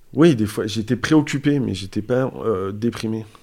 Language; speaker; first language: French; native; French